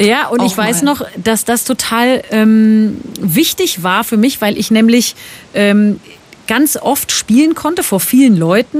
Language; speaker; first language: German; native; German